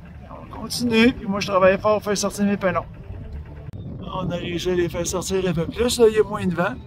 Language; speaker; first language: French; native; French